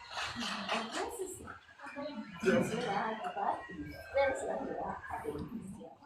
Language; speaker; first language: Spanish; non-native, fluent; English